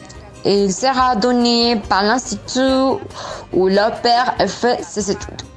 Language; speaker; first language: French; non-native, learner; Spanish